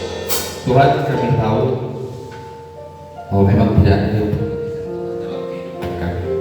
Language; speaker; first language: Indonesian; native; Indonesian